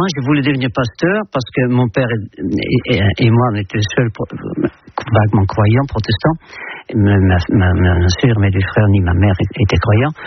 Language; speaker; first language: French; non-native, fluent; Dutch